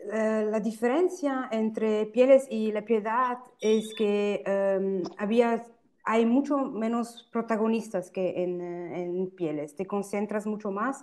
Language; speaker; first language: Spanish; non-native, fluent; German